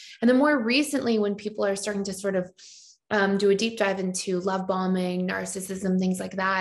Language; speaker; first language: English; native; English